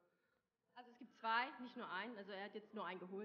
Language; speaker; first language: German; native; German